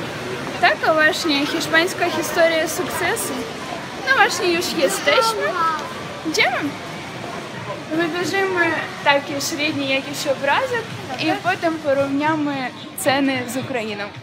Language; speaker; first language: Polish; non-native, learner; Ukrainian